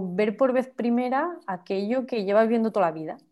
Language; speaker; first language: Spanish; native; Spanish